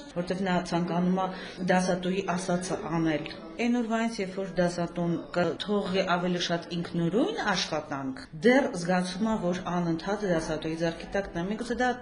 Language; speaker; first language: Armenian; native; Armenian